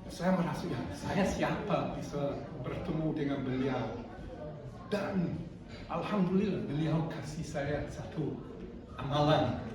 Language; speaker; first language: Indonesian; non-native, fluent; English